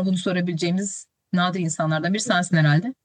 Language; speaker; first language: Turkish; native; Turkish